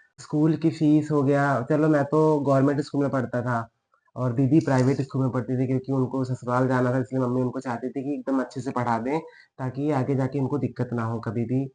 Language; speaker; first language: Hindi; native; Hindi